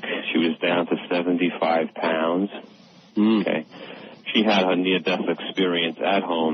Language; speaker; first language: English; native; English